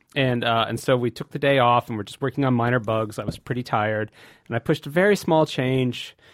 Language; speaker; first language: English; native; English